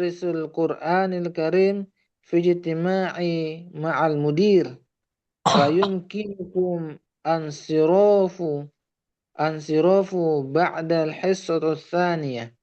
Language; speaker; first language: Arabic; non-native, learner; Indonesian